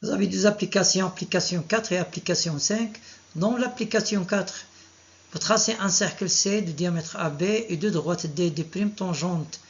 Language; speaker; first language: French; non-native, local second language; Arabic